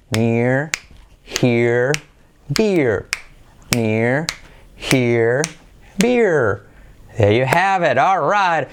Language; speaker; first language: English; non-native, fluent; Spanish